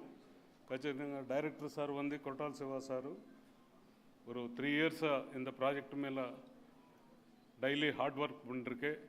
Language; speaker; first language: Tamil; non-native, local second language; Telugu